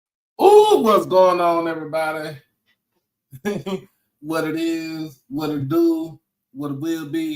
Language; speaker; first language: English; native; English